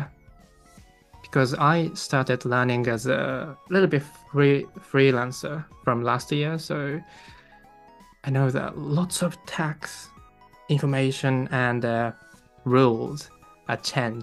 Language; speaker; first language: English; non-native, fluent; Japanese